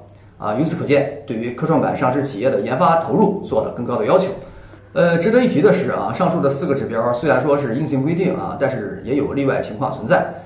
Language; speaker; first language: Chinese; native; Chinese